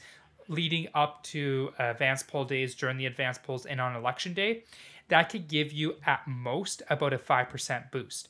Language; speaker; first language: English; native; English